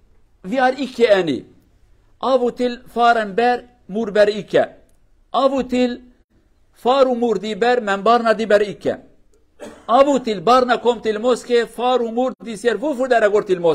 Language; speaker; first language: Norwegian; non-native, learner; Kurdish